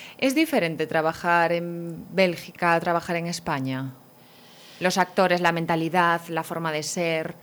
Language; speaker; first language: Spanish; native; Spanish